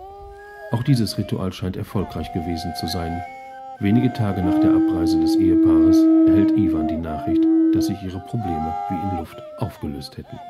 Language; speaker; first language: German; native; German